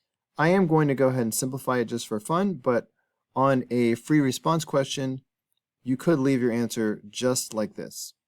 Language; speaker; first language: English; native; English